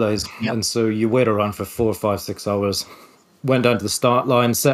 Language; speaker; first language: English; native; English